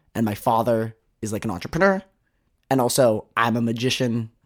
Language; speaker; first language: English; native; English